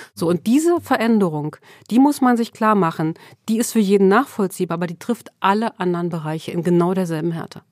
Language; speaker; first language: German; early bilingual, other home language; Swedish